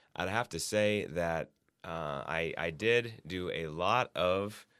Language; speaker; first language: English; native; English